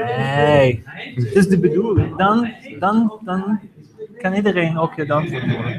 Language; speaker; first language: Dutch; non-native, fluent; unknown